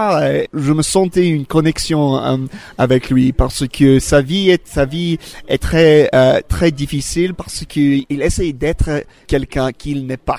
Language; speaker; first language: French; non-native, learner; English